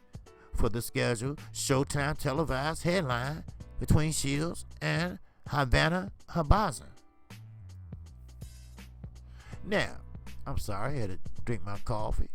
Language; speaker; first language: English; native; English